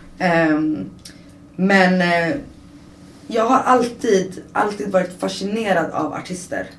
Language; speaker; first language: Swedish; early bilingual, other home language; Persian